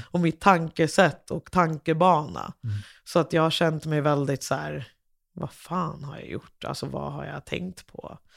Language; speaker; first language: Swedish; early bilingual, other home language; English